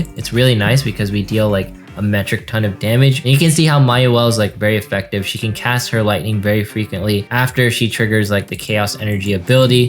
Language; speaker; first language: English; native; English